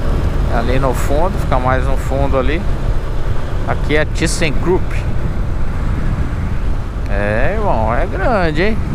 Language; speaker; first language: Portuguese; native; Portuguese